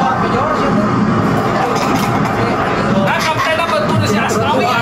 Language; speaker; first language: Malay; non-native, local second language; Sundanese